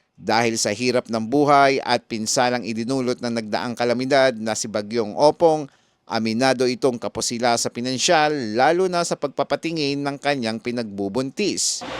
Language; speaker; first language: Filipino; non-native, local second language; Bikol